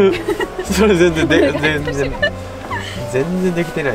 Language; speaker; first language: Japanese; native; Japanese